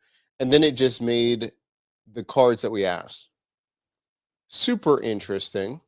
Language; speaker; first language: English; native; English